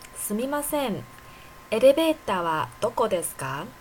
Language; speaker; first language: Japanese; non-native, fluent; Chinese